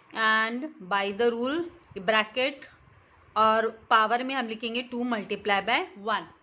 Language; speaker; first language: Hindi; non-native, local second language; Marathi